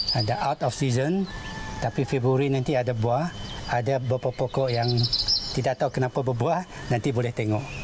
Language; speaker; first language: Malay; native; Malay